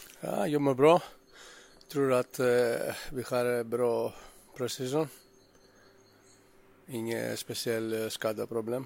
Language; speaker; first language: Swedish; non-native, learner; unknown